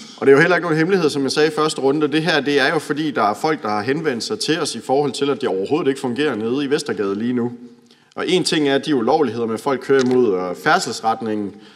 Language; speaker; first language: Danish; native; Danish